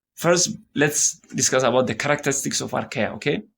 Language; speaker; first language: English; non-native, local second language; Amharic